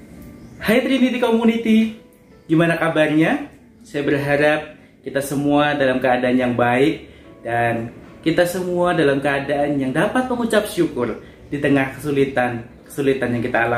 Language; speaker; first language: Indonesian; native; Indonesian